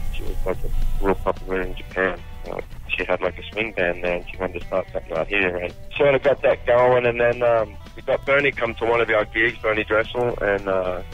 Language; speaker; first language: English; native; English